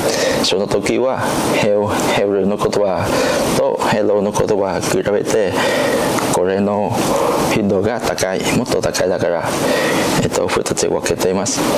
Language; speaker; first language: Japanese; non-native, learner; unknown